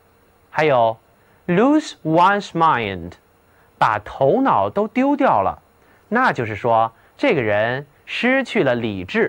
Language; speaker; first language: Chinese; native; Chinese